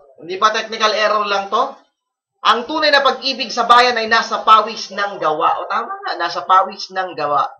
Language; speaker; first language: Filipino; non-native, local second language; Iloko